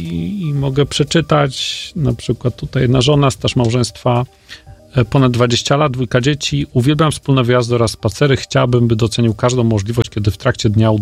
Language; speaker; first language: Polish; native; Polish